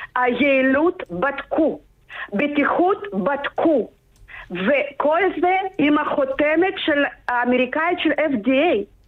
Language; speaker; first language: Hebrew; non-native, fluent; Russian